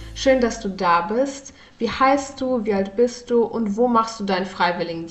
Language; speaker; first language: German; native; German